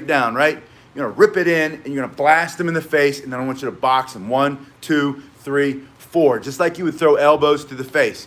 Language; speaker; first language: English; native; English